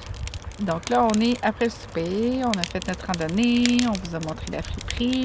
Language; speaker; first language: French; native; French